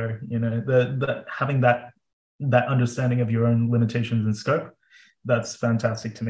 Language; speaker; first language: English; native; English